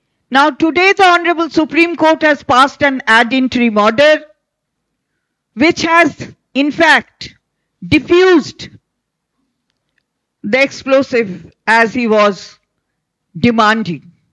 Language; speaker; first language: English; non-native, local second language; Bangla